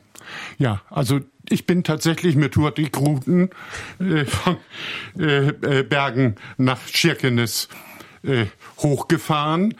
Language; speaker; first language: German; native; German